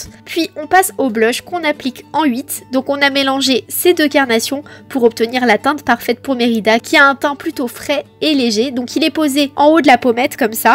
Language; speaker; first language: French; native; French